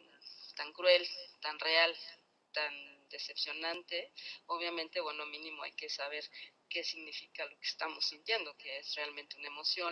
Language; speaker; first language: Spanish; native; Spanish